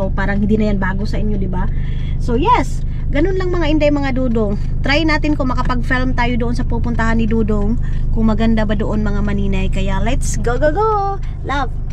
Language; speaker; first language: Filipino; non-native, local second language; Cebuano